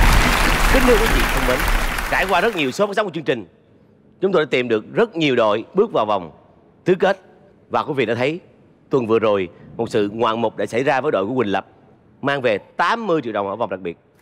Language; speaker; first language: Vietnamese; native; Vietnamese